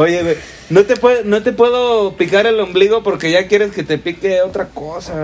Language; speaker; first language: Spanish; native; Spanish